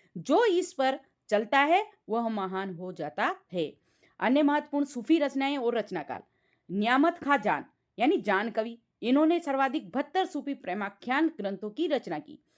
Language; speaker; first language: Hindi; native; Hindi